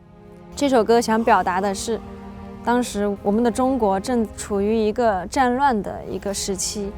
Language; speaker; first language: Chinese; native; Chinese